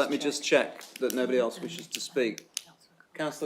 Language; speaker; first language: English; native; English